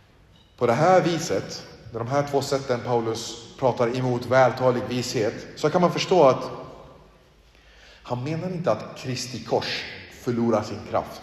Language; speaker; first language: Swedish; early bilingual, other home language; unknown